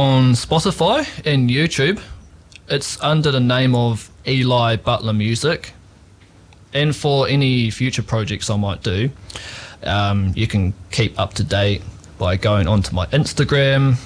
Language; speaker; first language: English; native; English